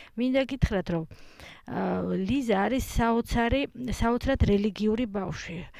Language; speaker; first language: Georgian; native; Georgian